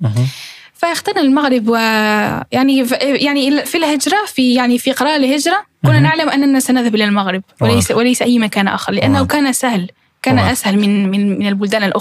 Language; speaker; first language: Arabic; early bilingual, heritage; Arabic